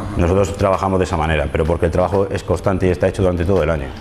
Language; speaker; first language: Spanish; native; Spanish